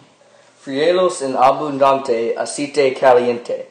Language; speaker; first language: Spanish; non-native, learner; English